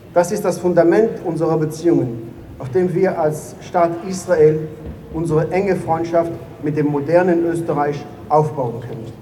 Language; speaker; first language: German; non-native, fluent; Hebrew